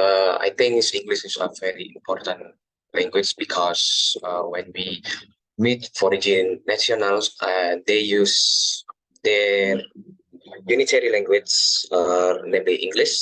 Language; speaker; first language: English; non-native, learner; Indonesian